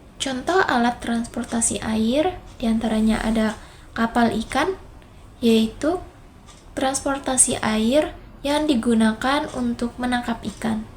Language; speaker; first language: Indonesian; native; Indonesian